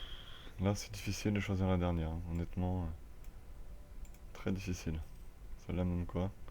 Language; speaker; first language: French; native; French